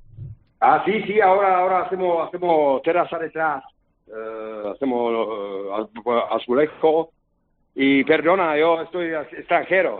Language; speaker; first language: Spanish; non-native, learner; Czech